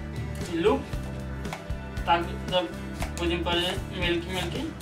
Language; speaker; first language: Russian; non-native, learner; Hindi